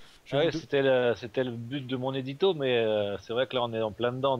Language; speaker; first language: French; native; French